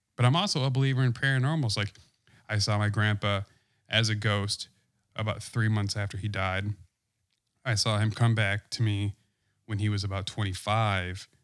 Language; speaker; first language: English; native; English